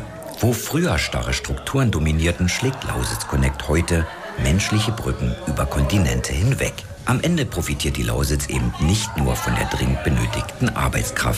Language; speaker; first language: German; native; German